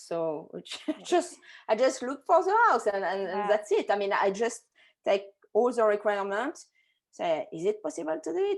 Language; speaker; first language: English; non-native, fluent; French